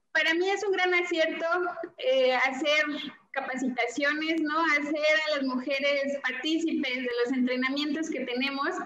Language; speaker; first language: Spanish; native; Spanish